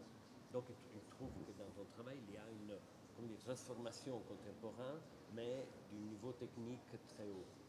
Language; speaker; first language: French; non-native, fluent; Italian